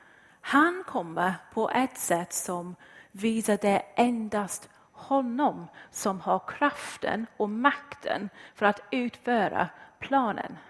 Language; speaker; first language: Swedish; non-native, fluent; English